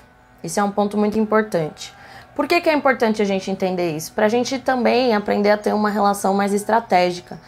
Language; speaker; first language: Portuguese; native; Portuguese